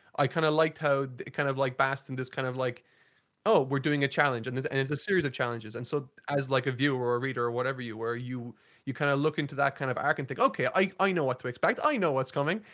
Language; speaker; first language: English; native; English